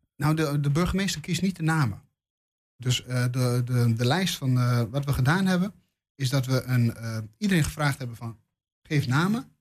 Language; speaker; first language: Dutch; native; Dutch